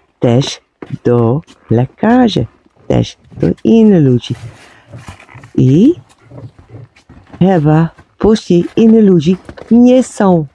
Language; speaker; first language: Polish; non-native, learner; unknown